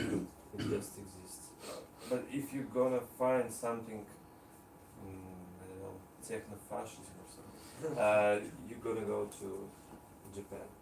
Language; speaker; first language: English; non-native, learner; Russian